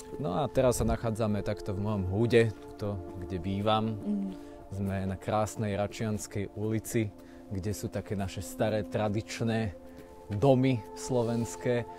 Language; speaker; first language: Slovak; native; Slovak